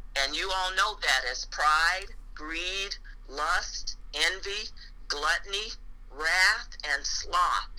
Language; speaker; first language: English; native; English